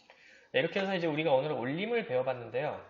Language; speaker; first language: Korean; native; Korean